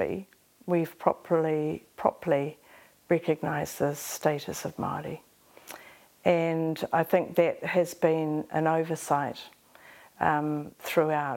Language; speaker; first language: English; native; English